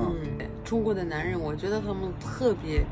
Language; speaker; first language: Chinese; non-native, fluent; French